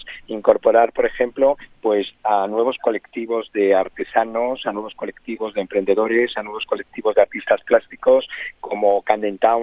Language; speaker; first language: Spanish; native; Spanish